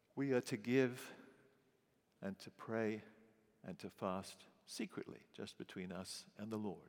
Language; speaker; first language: English; native; English